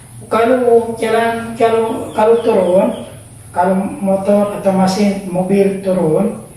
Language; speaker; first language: Indonesian; non-native, learner; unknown